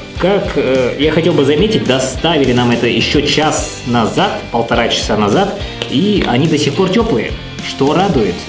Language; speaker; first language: Russian; native; Russian